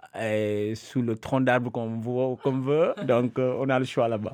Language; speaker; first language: French; non-native, local second language; Wolof